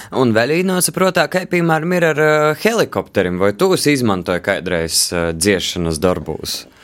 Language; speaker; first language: Latvian; native; Latvian